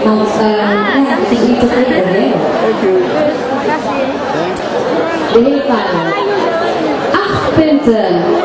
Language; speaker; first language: Dutch; non-native, learner; Indonesian